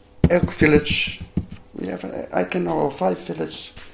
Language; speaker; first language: English; non-native, learner; Dutch